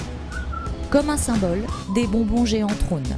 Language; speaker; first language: French; native; French